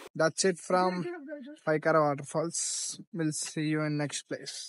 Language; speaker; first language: English; non-native, local second language; Telugu